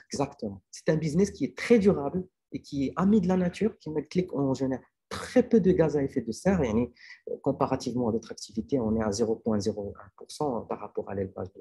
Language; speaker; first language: French; non-native, local second language; Arabic